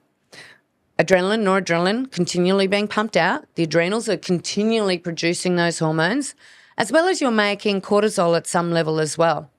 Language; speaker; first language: English; native; English